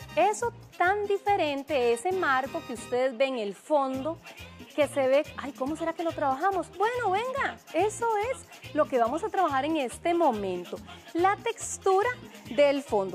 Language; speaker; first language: Spanish; native; Spanish